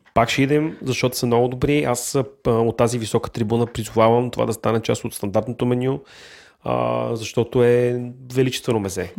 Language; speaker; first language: Bulgarian; native; Bulgarian